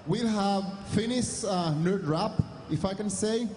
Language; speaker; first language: English; non-native, fluent; Finnish